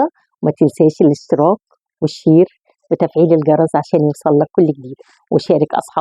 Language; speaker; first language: Arabic; native; Arabic